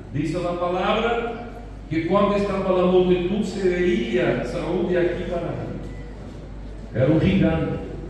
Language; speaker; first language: Spanish; non-native, fluent; Portuguese